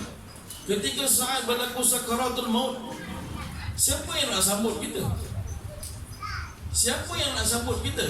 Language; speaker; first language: Malay; native; Malay